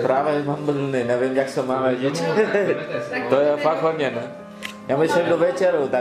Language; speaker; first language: Czech; non-native, learner; Vietnamese